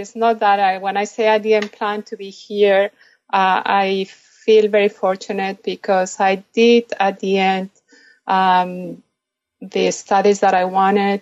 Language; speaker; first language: English; non-native, fluent; Spanish